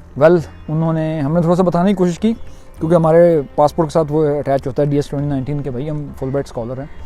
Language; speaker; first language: Urdu; non-native, local second language; Punjabi